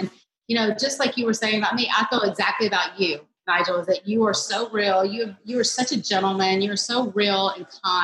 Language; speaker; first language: English; native; English